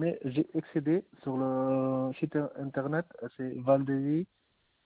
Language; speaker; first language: French; non-native, learner; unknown